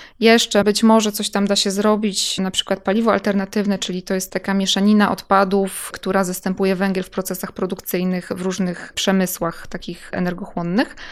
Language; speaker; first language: Polish; native; Polish